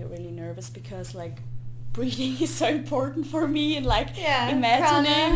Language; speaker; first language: English; non-native, fluent; Swiss German